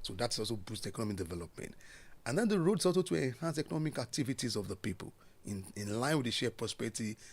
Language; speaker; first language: English; non-native, local second language; Yoruba